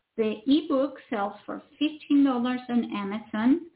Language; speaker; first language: English; non-native, fluent; Spanish